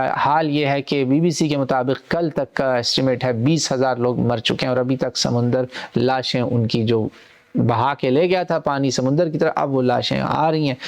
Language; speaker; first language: Urdu; native; Urdu